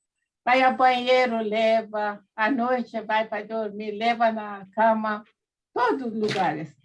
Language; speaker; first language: Portuguese; non-native, fluent; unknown